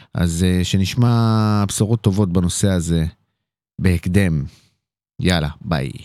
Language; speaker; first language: Hebrew; native; Hebrew